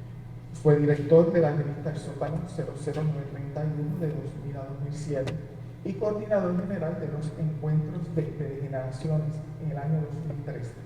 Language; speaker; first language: Spanish; native; Spanish